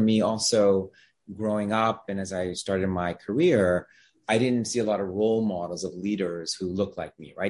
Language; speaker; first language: English; non-native, fluent; Gujarati